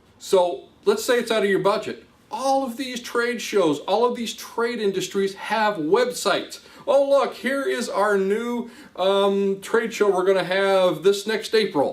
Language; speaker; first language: English; native; English